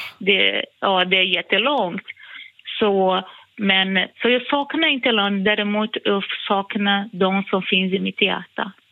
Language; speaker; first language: Swedish; non-native, fluent; Portuguese